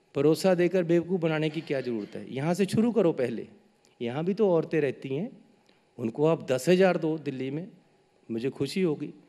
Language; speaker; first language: Hindi; native; Hindi